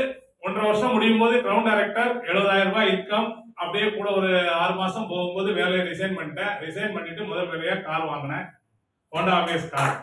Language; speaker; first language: Tamil; native; Tamil